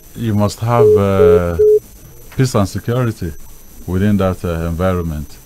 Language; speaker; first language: English; non-native, local second language; Yoruba